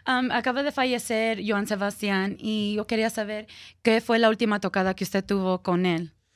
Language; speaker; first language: Spanish; early bilingual, heritage; Spanish